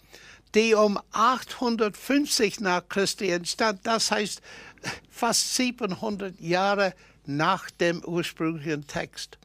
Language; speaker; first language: German; non-native, fluent; English